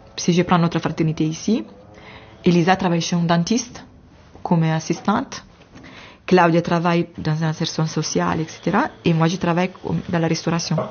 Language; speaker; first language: French; non-native, fluent; Italian